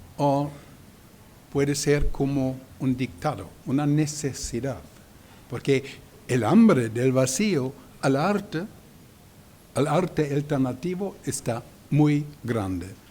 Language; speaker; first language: Spanish; non-native, learner; German